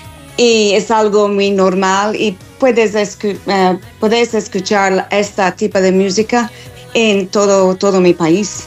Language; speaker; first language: Spanish; non-native, fluent; English